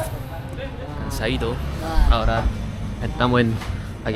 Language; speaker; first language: Spanish; non-native, fluent; Indonesian